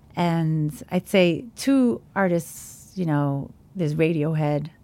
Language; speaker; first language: English; native; English